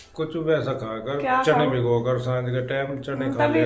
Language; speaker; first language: Hindi; native; Hindi